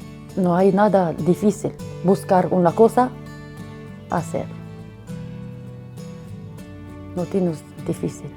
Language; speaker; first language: Spanish; non-native, learner; Arabic